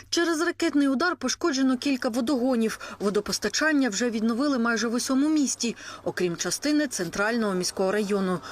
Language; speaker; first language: Ukrainian; native; Ukrainian